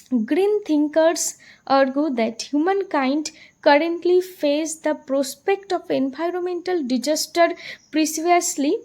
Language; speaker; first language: English; non-native, local second language; Bangla